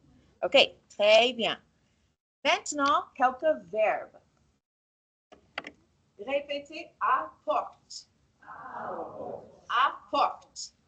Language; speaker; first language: French; non-native, fluent; English